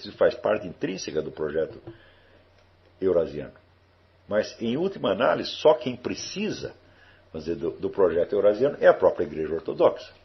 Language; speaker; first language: Portuguese; native; Portuguese